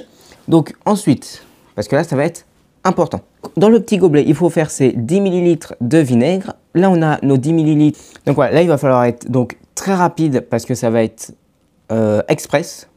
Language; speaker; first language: French; native; French